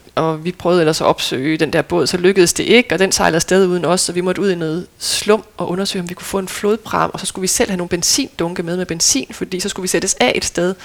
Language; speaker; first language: Danish; native; Danish